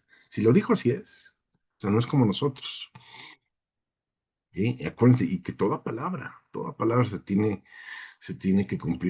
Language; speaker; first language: Spanish; native; Spanish